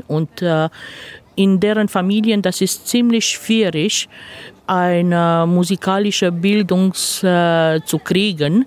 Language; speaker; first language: German; non-native, fluent; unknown